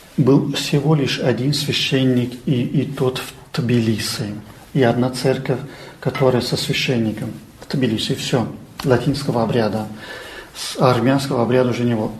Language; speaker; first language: Russian; non-native, local second language; Armenian